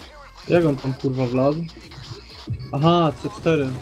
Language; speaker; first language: Polish; native; Polish